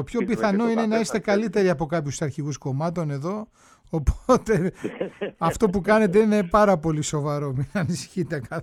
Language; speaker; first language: Greek; native; Greek